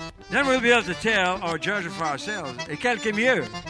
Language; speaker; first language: English; early bilingual, other home language; French